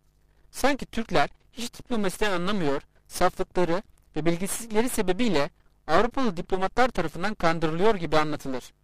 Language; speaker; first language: Turkish; native; Turkish